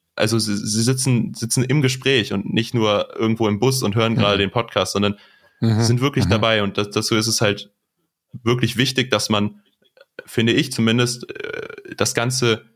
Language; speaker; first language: German; native; German